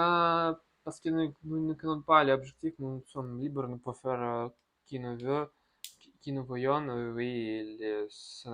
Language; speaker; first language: French; non-native, learner; Russian